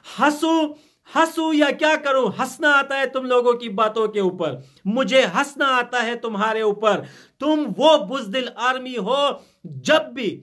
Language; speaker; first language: Urdu; non-native, fluent; Pashto